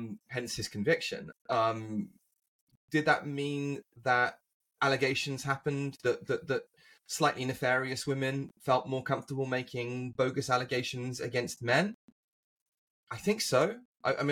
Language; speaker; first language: English; native; English